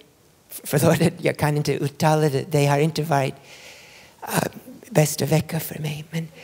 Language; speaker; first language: Swedish; non-native, fluent; English